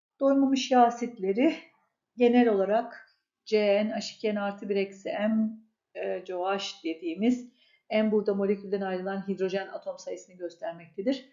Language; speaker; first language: Turkish; native; Turkish